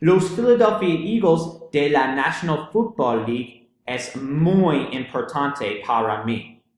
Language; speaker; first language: Spanish; non-native, learner; English